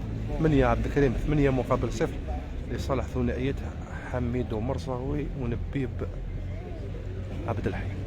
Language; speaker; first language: Arabic; native; Arabic